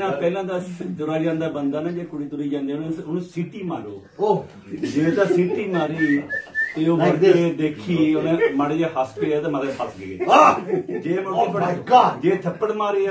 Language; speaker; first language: Punjabi; non-native, fluent; English